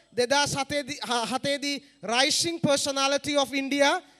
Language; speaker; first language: English; non-native, local second language; Sinhala